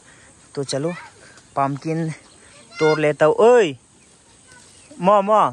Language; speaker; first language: Hindi; non-native, local second language; Garo